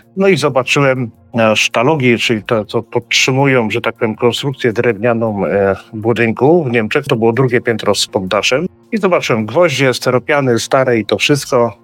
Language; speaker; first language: Polish; early bilingual, heritage; Polish